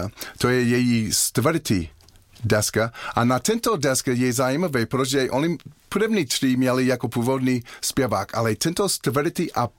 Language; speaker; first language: Czech; non-native, learner; English